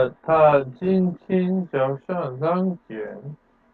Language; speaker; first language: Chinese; non-native, learner; English